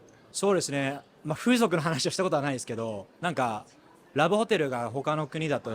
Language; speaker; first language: Japanese; native; Japanese